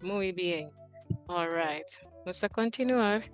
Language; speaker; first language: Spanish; non-native, fluent; English